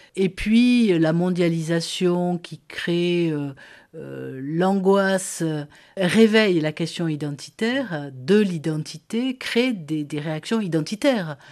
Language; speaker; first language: French; native; French